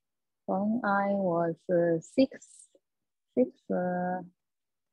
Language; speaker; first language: English; non-native, learner; Chinese